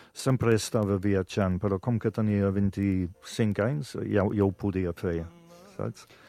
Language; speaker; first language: Catalan; non-native, fluent; English